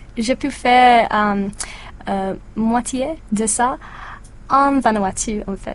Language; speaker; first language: French; non-native, learner; English